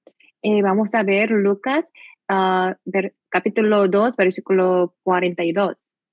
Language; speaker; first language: Spanish; non-native, learner; Korean